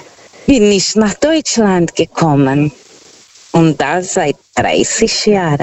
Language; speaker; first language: German; non-native, fluent; Portuguese